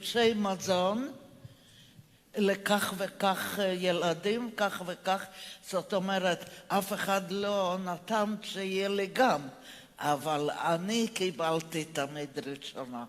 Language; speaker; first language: Hebrew; non-native, fluent; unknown